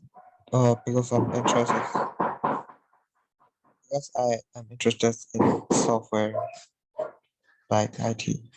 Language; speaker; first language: English; non-native, learner; Burmese